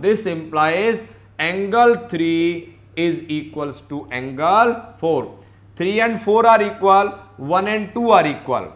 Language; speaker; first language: English; non-native, local second language; Hindi